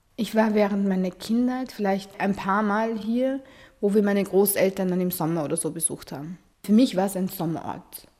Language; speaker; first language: German; early bilingual, other home language; Arabic